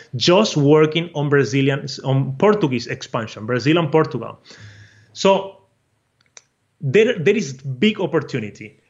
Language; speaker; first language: English; non-native, fluent; Portuguese